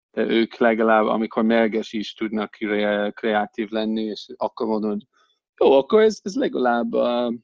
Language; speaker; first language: Hungarian; non-native, fluent; English